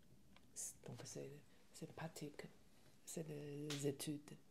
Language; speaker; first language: French; non-native, learner; Chinese